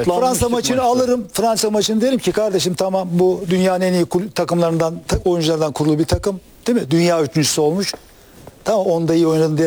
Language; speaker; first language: Turkish; native; Turkish